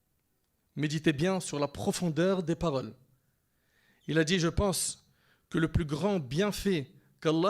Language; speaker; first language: French; native; French